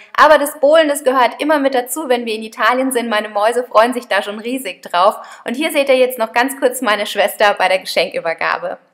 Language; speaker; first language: German; early bilingual, other home language; Italian